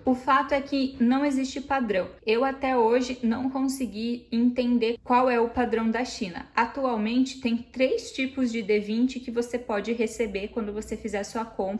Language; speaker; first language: Portuguese; native; Portuguese